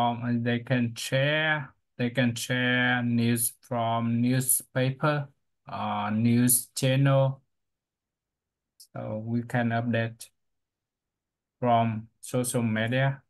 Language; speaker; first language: English; non-native, learner; Vietnamese